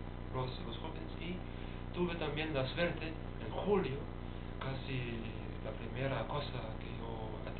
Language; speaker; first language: Spanish; non-native, fluent; German